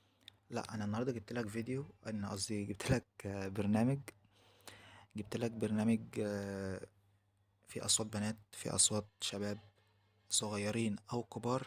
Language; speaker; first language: Arabic; native; Arabic